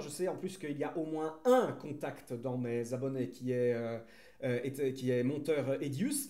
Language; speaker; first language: French; native; French